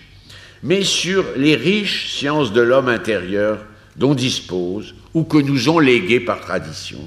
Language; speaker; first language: French; native; French